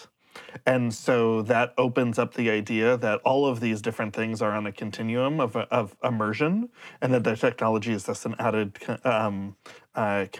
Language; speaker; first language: English; native; English